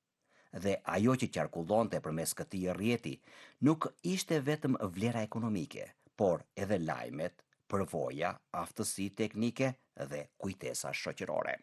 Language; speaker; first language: Albanian; native; Albanian